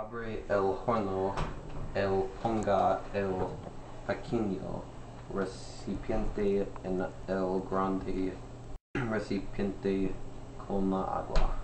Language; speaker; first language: Spanish; non-native, learner; English